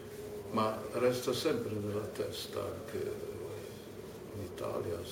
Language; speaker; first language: Italian; non-native, fluent; German